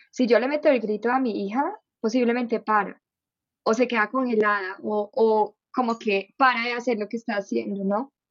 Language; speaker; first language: Spanish; non-native, fluent; German